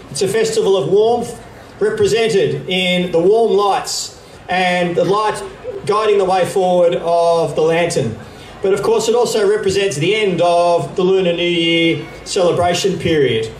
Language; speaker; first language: English; native; English